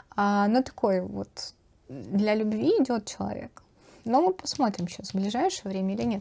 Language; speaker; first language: Russian; native; Russian